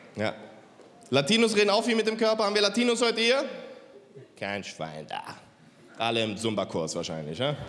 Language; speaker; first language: German; native; German